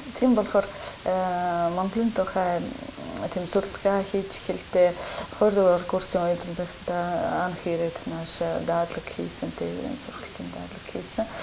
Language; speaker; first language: Mongolian; non-native, fluent; Russian